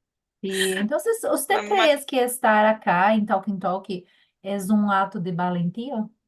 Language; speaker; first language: Spanish; non-native, learner; Portuguese